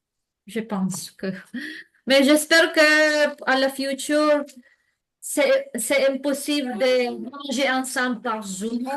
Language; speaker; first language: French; non-native, learner; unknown